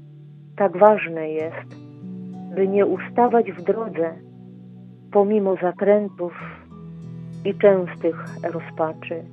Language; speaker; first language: Polish; native; Polish